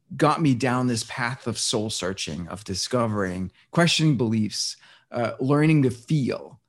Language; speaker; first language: English; non-native, fluent; Danish